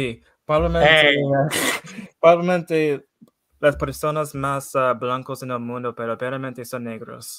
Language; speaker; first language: Spanish; non-native, learner; English